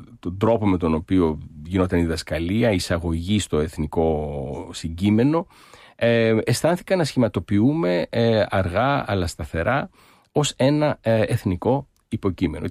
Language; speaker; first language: Greek; early bilingual, heritage; Greek